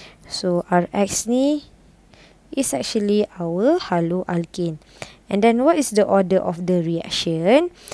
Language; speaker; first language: English; non-native, local second language; Malay